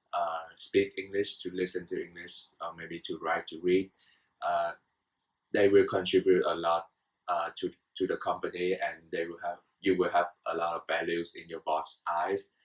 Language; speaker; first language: English; non-native, fluent; Vietnamese